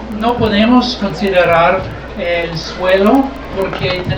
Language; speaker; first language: Spanish; non-native, learner; English